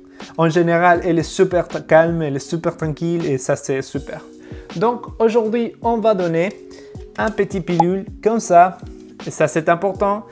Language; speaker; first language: French; non-native, fluent; Spanish